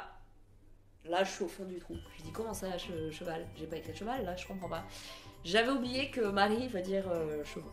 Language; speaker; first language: French; native; French